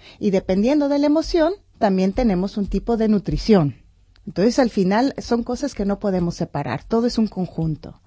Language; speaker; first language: Spanish; native; Spanish